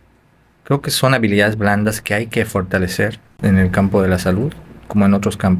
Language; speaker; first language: Spanish; native; Spanish